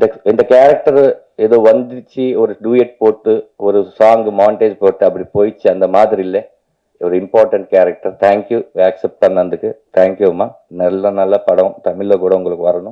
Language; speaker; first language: Tamil; non-native, learner; Telugu